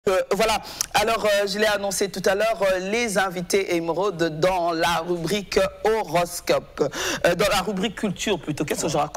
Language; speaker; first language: French; native; French